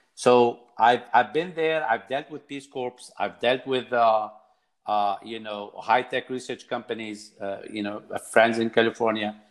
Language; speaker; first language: English; non-native, fluent; Arabic